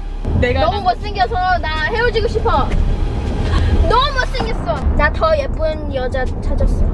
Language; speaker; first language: Korean; early bilingual, heritage; English